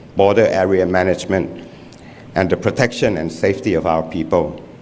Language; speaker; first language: English; non-native, fluent; Thai